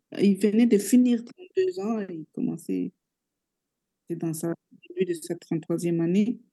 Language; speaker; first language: French; non-native, local second language; Rundi